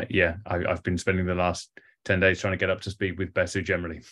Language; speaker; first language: English; native; English